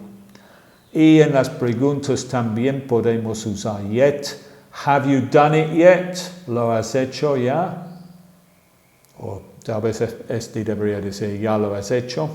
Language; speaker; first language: Spanish; non-native, fluent; English